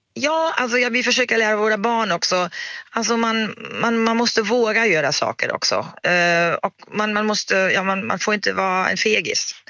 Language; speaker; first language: Swedish; non-native, fluent; German